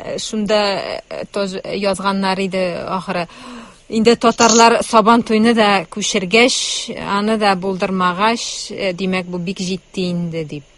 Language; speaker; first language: Tatar; native; Tatar